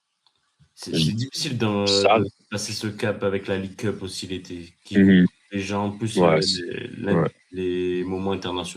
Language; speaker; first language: French; native; French